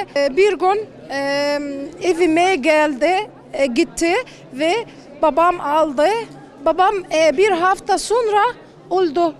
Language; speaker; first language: Turkish; non-native, learner; Arabic